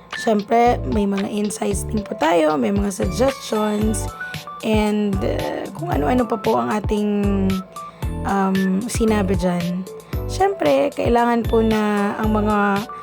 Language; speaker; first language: Filipino; non-native, local second language; Bikol